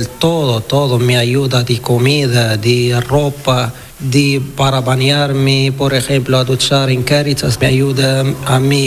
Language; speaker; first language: Spanish; non-native, learner; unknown